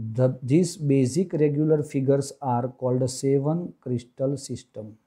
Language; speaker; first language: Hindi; non-native, local second language; Gujarati